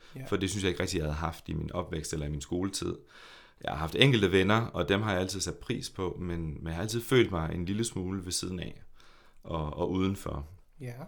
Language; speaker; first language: Danish; native; Danish